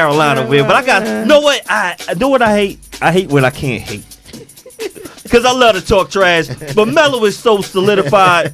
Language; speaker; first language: English; native; English